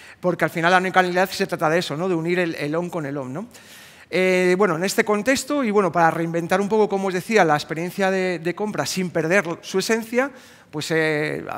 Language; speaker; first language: Spanish; native; Spanish